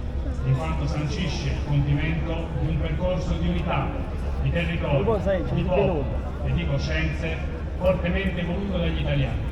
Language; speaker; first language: Italian; native; Italian